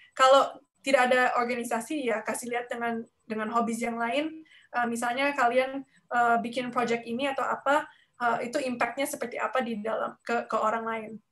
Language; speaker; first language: Indonesian; early bilingual, heritage; Indonesian